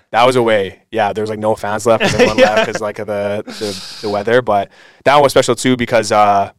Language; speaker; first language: English; native; English